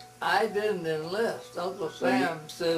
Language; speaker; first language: English; native; English